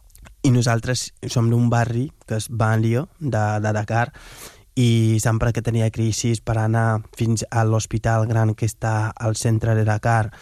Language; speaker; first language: Catalan; non-native, fluent; Wolof